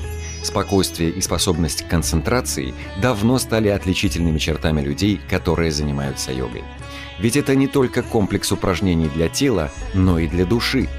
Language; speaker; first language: Russian; native; Russian